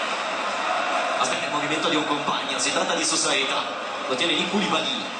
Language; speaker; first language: Italian; native; Italian